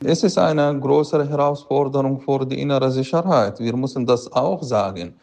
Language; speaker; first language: German; non-native, fluent; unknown